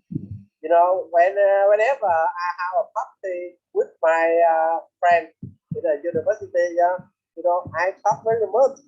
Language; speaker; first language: English; non-native, learner; Vietnamese